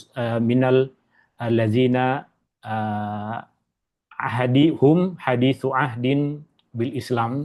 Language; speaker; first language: Arabic; non-native, fluent; Malay